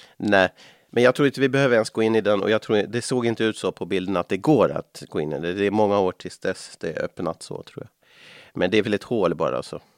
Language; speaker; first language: Swedish; native; Swedish